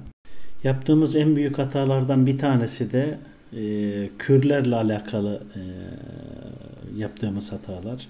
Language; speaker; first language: Turkish; native; Turkish